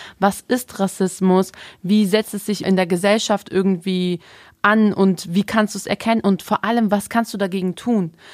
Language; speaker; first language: German; native; German